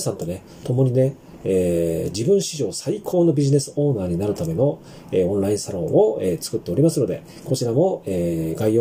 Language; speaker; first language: Japanese; native; Japanese